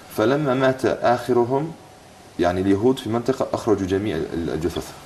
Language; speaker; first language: Arabic; non-native, fluent; English